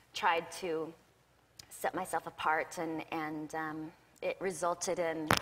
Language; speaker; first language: English; native; English